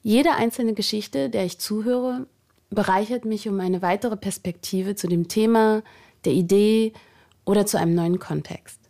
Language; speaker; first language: German; native; German